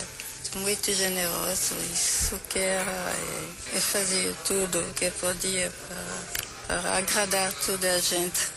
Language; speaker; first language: Portuguese; non-native, learner; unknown